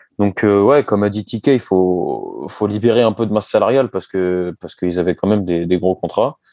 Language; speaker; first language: French; native; French